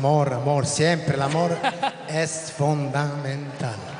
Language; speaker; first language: Spanish; non-native, learner; Italian